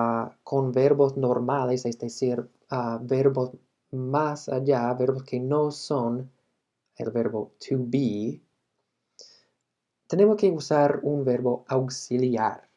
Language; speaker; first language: Spanish; non-native, fluent; English